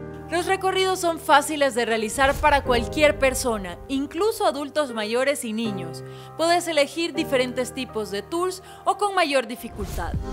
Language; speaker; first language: Spanish; native; Spanish